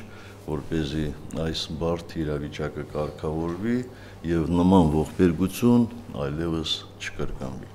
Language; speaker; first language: Armenian; native; Armenian